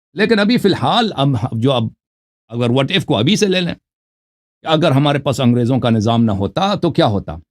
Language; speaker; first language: Urdu; non-native, fluent; Persian